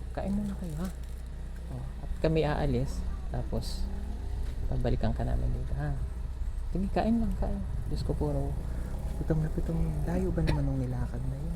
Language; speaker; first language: Filipino; native; Filipino